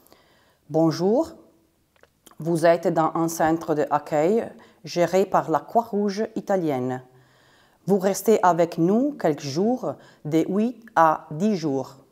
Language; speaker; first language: French; non-native, fluent; Italian